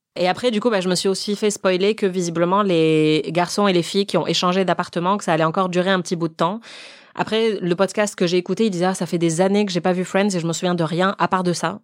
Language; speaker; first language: French; native; French